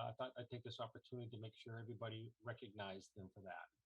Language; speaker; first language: English; native; English